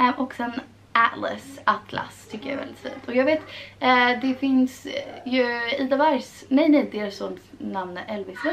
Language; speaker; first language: Swedish; early bilingual, heritage; Swedish